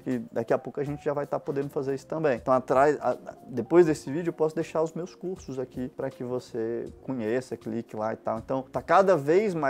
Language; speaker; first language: Portuguese; native; Portuguese